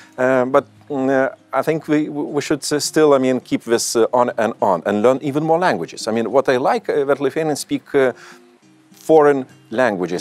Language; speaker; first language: English; non-native, fluent; Lithuanian